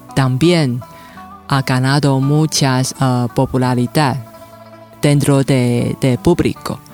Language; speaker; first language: Spanish; non-native, fluent; Chinese